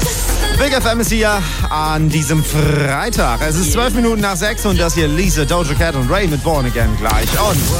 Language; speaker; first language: German; native; German